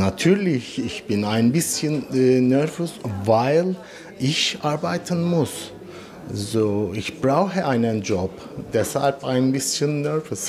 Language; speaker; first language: German; non-native, learner; Turkish